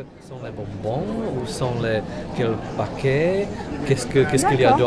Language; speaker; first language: French; non-native, learner; Czech